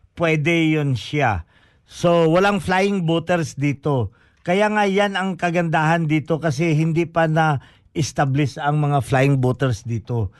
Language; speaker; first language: Filipino; non-native, local second language; Hiligaynon